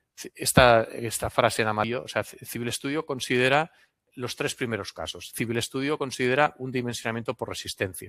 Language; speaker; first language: Spanish; non-native, local second language; Catalan